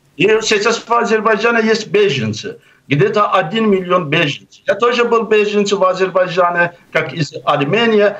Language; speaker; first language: Russian; non-native, local second language; Azerbaijani